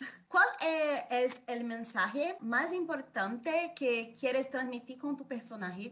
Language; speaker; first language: Spanish; non-native, fluent; Portuguese